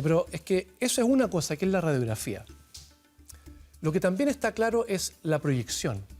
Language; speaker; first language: Spanish; native; Spanish